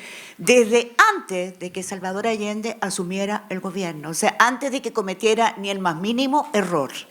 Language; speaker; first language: Spanish; native; Spanish